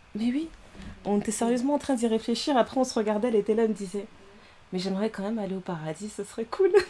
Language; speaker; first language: French; early bilingual, other home language; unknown